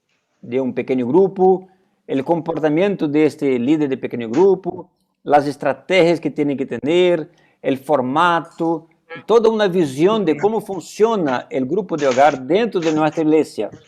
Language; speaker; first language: Spanish; non-native, fluent; Portuguese